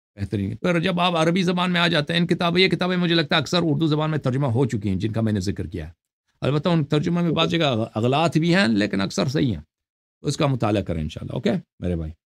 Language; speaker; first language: Urdu; non-native, fluent; Persian